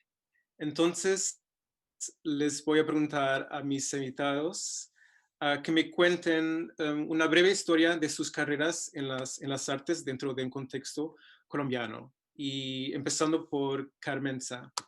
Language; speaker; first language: Spanish; non-native, fluent; English